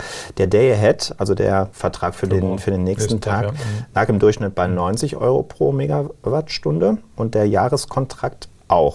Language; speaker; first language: German; native; German